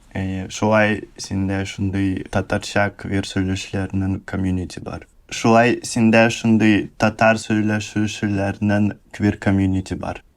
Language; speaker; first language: Tatar; early bilingual, heritage; Russian